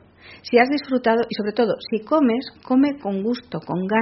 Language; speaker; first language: Spanish; native; Spanish